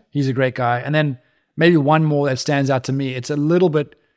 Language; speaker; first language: English; native; English